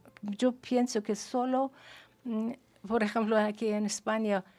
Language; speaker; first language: Spanish; non-native, fluent; Persian